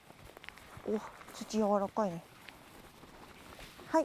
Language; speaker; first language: Japanese; native; Japanese